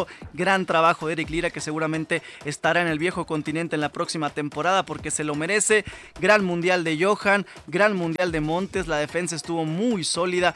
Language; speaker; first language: Spanish; native; Spanish